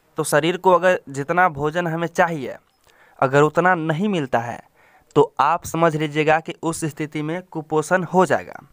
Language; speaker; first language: Hindi; native; Hindi